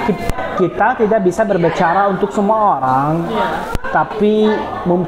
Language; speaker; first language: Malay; non-native, learner; Arabic